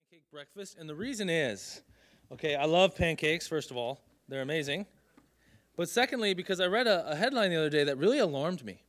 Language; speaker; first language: English; native; English